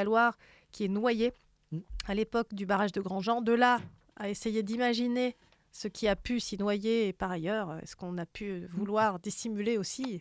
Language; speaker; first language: French; native; French